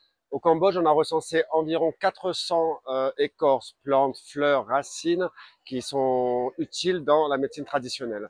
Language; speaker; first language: French; native; French